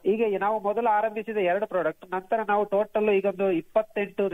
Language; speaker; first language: Kannada; native; Kannada